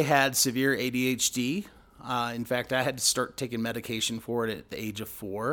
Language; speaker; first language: English; native; English